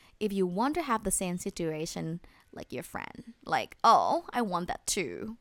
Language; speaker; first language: English; non-native, fluent; Thai